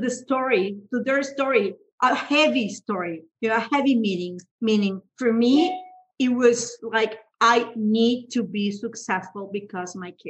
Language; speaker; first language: English; non-native, fluent; Spanish